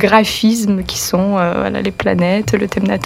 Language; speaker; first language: French; non-native, fluent; Russian